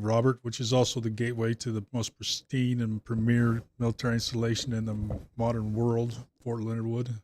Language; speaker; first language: English; native; English